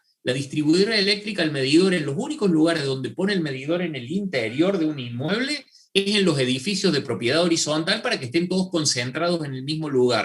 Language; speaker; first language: Spanish; native; Spanish